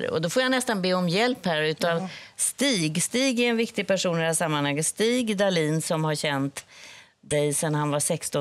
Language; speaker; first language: Swedish; native; Swedish